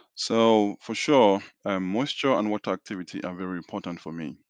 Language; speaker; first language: English; non-native, local second language; Yoruba